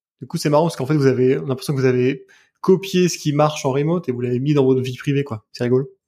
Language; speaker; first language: French; native; French